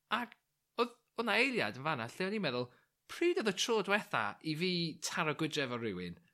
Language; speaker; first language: Welsh; non-native, local second language; English